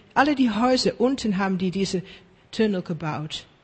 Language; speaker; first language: German; non-native, fluent; Afrikaans